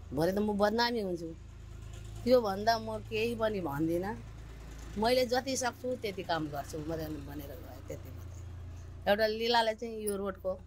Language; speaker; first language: Nepali; non-native, local second language; Maithili